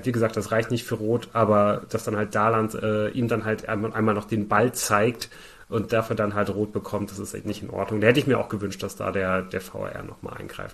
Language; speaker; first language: German; native; German